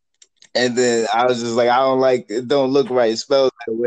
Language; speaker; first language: English; native; English